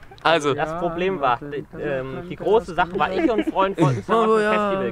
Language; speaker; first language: German; native; German